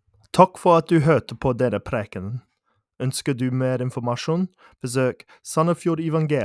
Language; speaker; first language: Norwegian; native; Norwegian